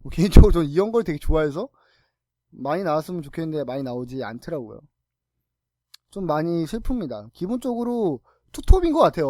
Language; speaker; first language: Korean; native; Korean